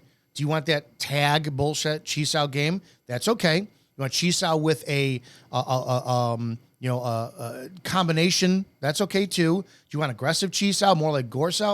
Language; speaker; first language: English; native; English